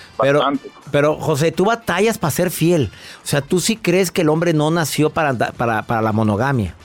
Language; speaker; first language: Spanish; native; Spanish